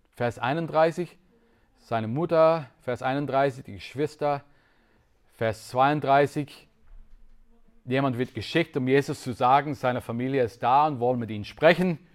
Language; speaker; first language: German; non-native, fluent; English